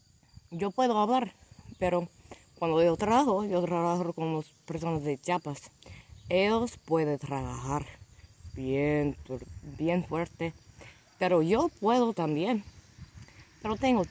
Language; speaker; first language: Spanish; non-native, learner; English